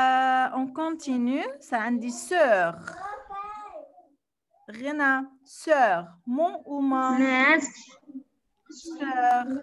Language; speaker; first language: French; non-native, fluent; Arabic